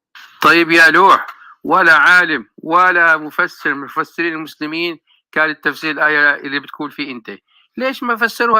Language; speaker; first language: Arabic; native; Arabic